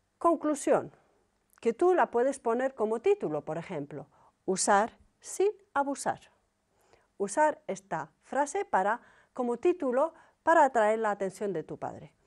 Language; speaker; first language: Spanish; non-native, fluent; Arabic